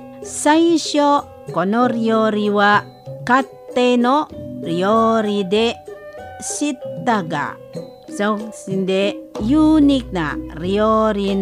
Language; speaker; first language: Japanese; non-native, fluent; Indonesian